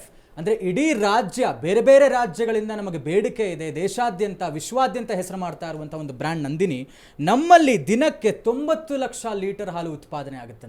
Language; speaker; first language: Kannada; native; Kannada